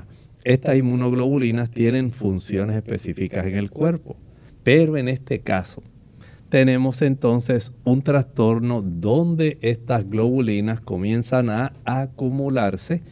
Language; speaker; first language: Spanish; native; Spanish